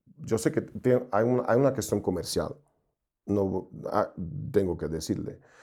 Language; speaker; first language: Spanish; non-native, fluent; Portuguese